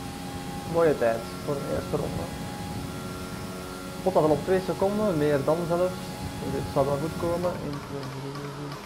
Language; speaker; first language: Dutch; native; Dutch